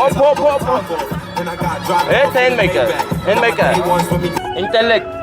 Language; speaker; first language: English; non-native, learner; Armenian